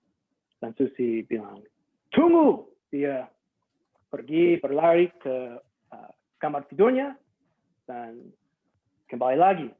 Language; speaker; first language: Indonesian; non-native, fluent; English